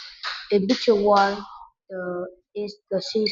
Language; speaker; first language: English; non-native, learner; Vietnamese